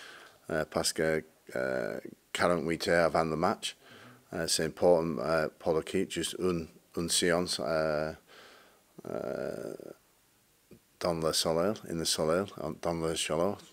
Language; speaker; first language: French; non-native, learner; English